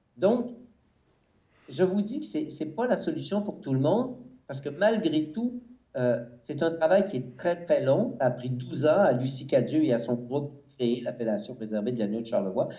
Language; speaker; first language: French; native; French